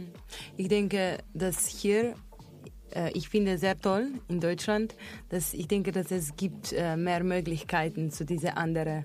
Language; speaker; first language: German; non-native, learner; Slovenian